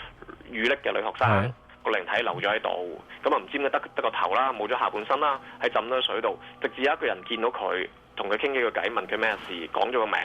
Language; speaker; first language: Cantonese; native; Cantonese